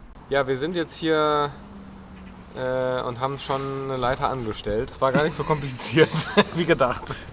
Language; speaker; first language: German; native; German